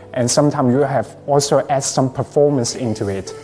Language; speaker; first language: English; non-native, fluent; Chinese